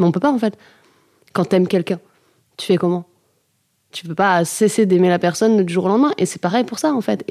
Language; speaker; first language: French; native; French